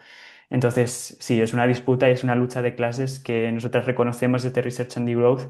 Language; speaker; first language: Spanish; native; Spanish